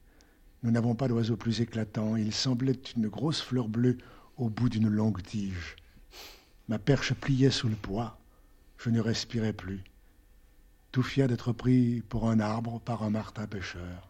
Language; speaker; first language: French; native; French